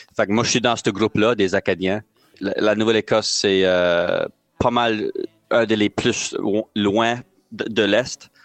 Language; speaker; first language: French; native; French